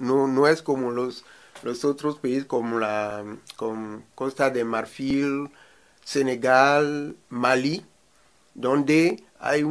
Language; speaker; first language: Spanish; non-native, learner; Ewe